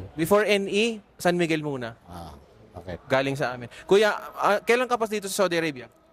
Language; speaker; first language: Filipino; native; Filipino